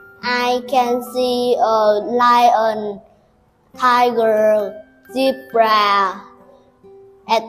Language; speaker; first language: English; non-native, learner; Vietnamese